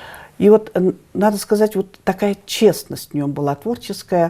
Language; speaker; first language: Russian; native; Russian